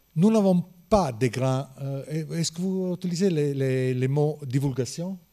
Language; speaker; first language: French; non-native, learner; Italian